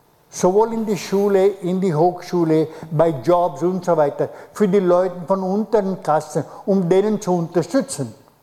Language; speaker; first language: German; non-native, fluent; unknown